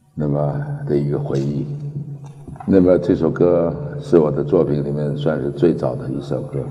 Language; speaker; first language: Chinese; early bilingual, other home language; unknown